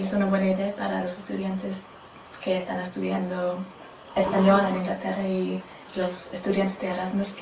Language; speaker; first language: Spanish; non-native, learner; English